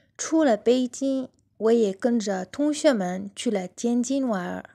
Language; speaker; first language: Chinese; non-native, learner; Arabic